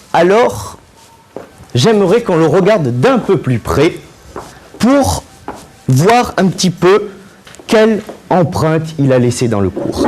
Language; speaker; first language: French; native; French